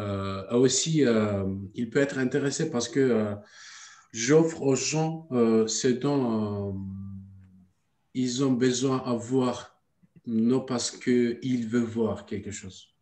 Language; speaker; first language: French; non-native, learner; Turkish